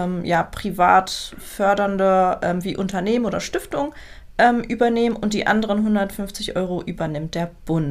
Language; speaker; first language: German; native; German